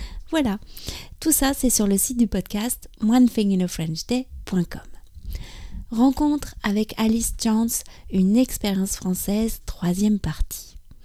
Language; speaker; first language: French; native; French